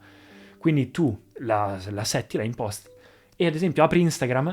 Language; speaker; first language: Italian; native; Italian